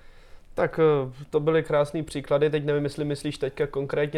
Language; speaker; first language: Czech; native; Czech